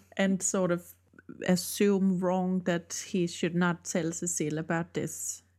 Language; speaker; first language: English; non-native, fluent; Danish